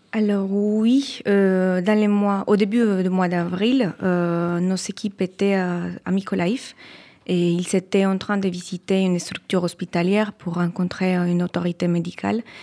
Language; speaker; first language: French; non-native, fluent; Spanish